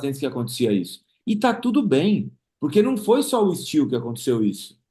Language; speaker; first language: Portuguese; native; Portuguese